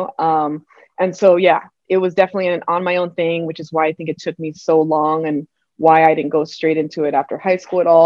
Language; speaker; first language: English; native; English